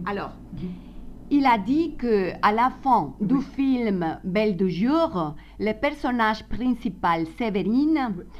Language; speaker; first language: French; non-native, fluent; Spanish